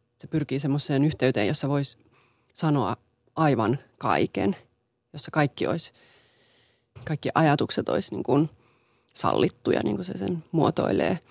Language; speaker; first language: Finnish; non-native, local second language; Swedish